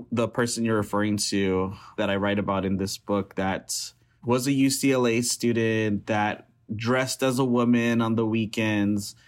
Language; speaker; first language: English; early bilingual, other home language; Filipino